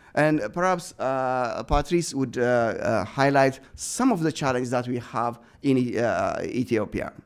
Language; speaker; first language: English; non-native, fluent; Amharic